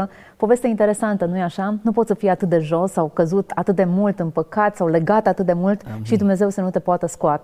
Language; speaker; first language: Romanian; native; Romanian